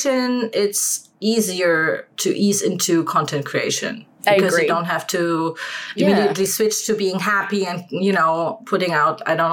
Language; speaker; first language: English; non-native, fluent; German